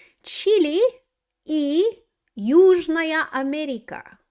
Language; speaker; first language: Russian; non-native, fluent; English